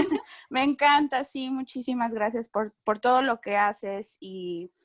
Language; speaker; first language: Spanish; early bilingual, heritage; Spanish